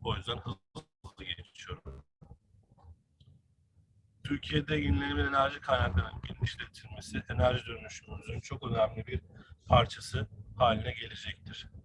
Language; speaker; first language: Turkish; native; Turkish